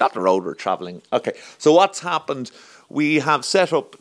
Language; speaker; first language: English; native; English